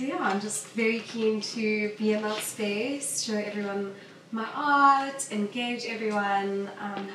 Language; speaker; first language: English; native; English